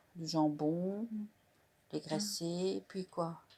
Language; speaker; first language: French; native; French